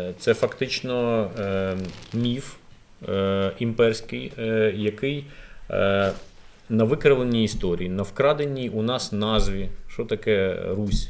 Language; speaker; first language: Ukrainian; native; Ukrainian